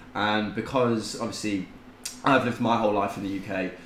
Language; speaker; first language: English; native; English